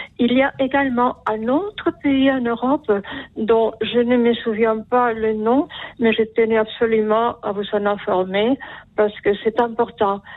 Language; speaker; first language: French; non-native, fluent; Spanish